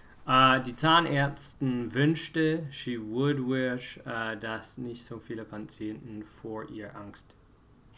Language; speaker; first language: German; non-native, fluent; English